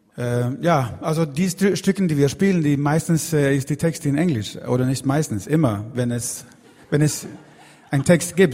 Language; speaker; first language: German; non-native, fluent; Swedish